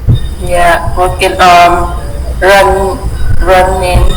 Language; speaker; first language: English; non-native, learner; Vietnamese